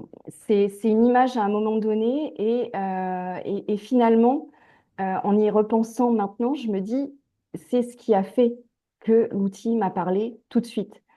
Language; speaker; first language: French; native; French